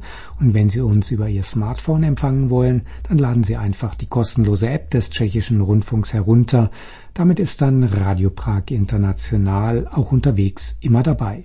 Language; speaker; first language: German; native; German